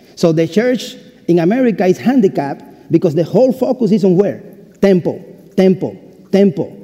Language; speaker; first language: English; non-native, fluent; Spanish